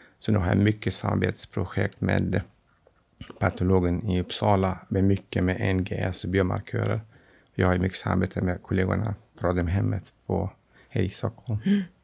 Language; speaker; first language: Swedish; non-native, fluent; Kurdish